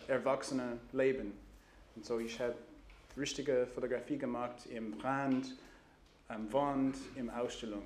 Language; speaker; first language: German; non-native, learner; English